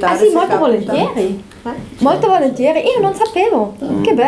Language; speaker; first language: Italian; non-native, local second language; German